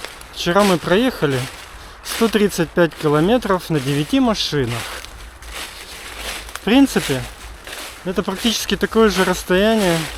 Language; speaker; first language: Russian; native; Russian